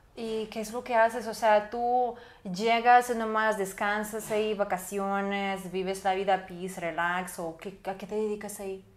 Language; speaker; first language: Spanish; native; Spanish